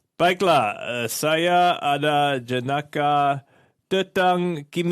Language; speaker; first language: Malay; non-native, learner; English